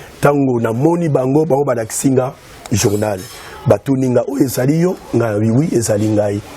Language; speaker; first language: Lingala; native; Lingala